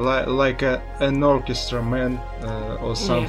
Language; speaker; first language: English; non-native, learner; Russian